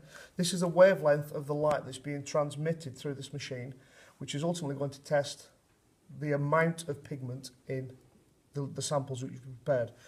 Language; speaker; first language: English; native; English